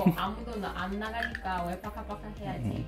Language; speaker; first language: Korean; non-native, fluent; Russian